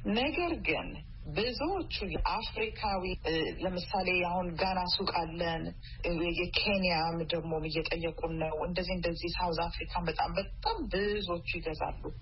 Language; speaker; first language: Amharic; native; Amharic